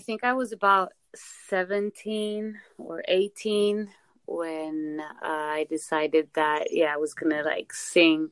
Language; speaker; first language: English; non-native, fluent; Spanish